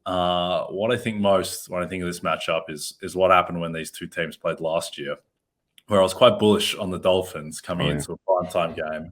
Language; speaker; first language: English; native; English